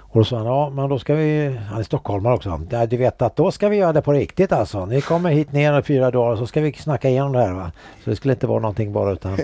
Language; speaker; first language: Swedish; native; Swedish